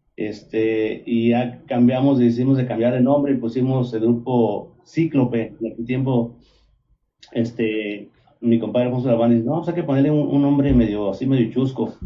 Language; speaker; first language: Spanish; native; Spanish